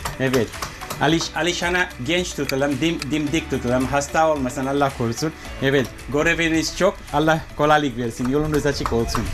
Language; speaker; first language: Turkish; non-native, learner; English